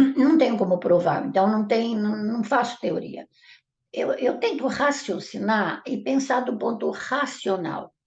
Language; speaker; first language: Portuguese; non-native, fluent; Italian